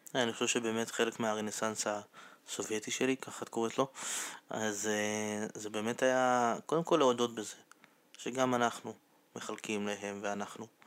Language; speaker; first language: Hebrew; non-native, fluent; Russian